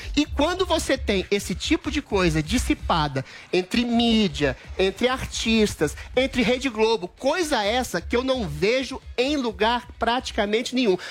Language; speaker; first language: Portuguese; native; Portuguese